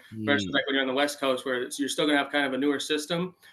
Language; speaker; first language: English; native; English